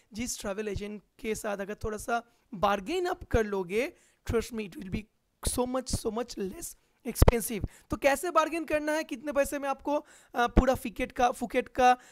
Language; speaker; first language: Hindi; non-native, local second language; Bangla